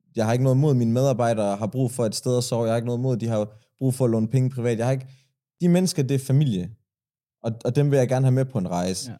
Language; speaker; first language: Danish; early bilingual, other home language; Persian